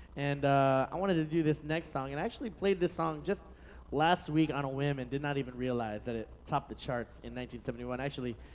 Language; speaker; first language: English; native; English